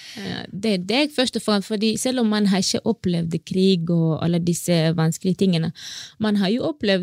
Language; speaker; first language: Norwegian; non-native, fluent; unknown